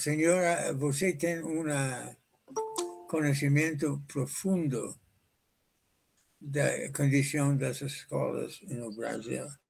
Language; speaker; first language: Portuguese; non-native, fluent; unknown